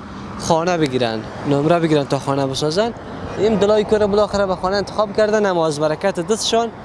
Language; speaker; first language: Persian; native; Persian